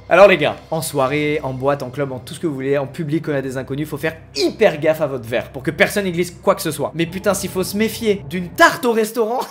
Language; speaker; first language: French; native; French